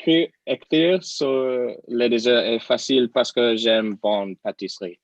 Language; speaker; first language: French; non-native, learner; English